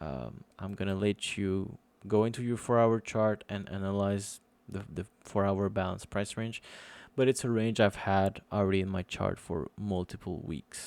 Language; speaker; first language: English; non-native, fluent; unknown